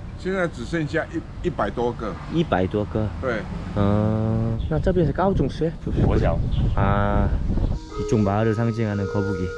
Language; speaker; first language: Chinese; non-native, fluent; Korean